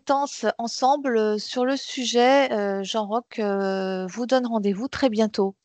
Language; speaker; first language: French; native; French